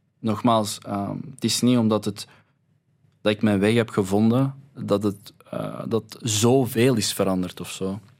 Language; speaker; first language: Dutch; early bilingual, other home language; Arabic